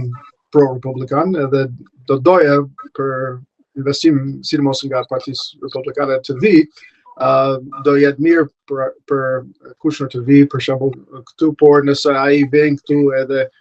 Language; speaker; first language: Albanian; non-native, fluent; English